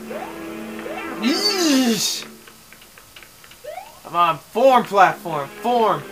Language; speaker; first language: English; native; English